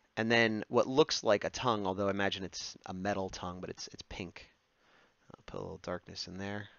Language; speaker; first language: English; native; English